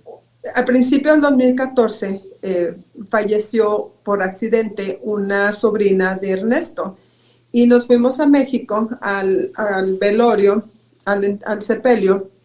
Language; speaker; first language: Spanish; native; Spanish